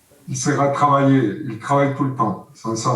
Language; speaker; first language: French; non-native, learner; Spanish